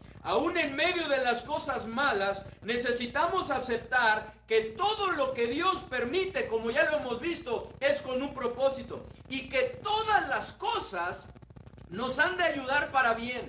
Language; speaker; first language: Spanish; native; Spanish